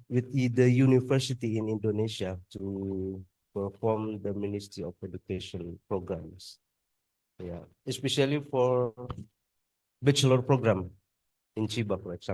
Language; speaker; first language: English; non-native, fluent; Indonesian